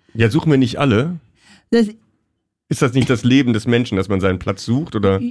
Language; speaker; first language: German; native; German